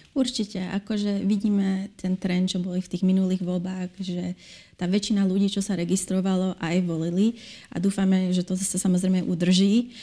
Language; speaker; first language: Slovak; early bilingual, heritage; Slovak